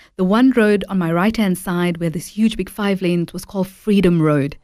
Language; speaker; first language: English; native; English